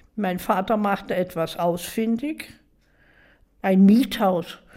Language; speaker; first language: German; native; German